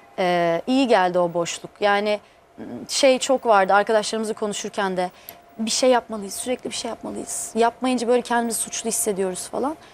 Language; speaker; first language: Turkish; native; Turkish